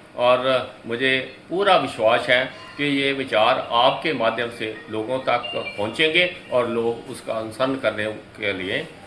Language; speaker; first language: Hindi; non-native, local second language; Punjabi